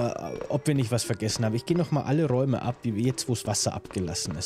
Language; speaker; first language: German; native; German